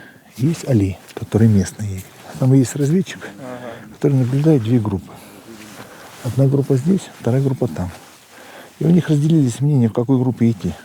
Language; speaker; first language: Russian; native; Russian